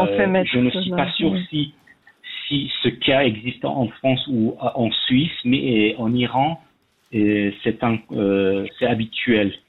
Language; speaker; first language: French; non-native, fluent; Persian